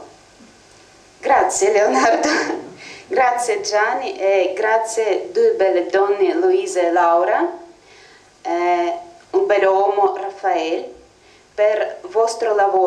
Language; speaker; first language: Italian; non-native, learner; Russian